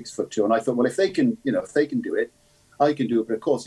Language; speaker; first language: English; native; English